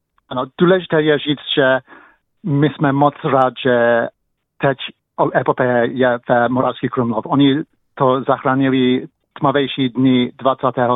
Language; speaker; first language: Czech; early bilingual, heritage; English